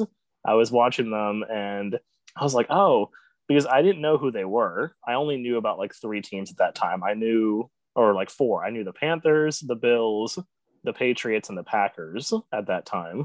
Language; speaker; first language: English; native; English